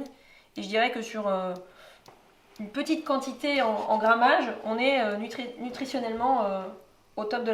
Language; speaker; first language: French; native; French